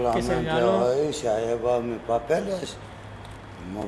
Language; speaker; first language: Spanish; non-native, learner; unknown